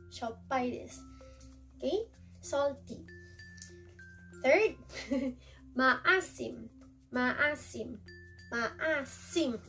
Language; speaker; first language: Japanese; non-native, fluent; Filipino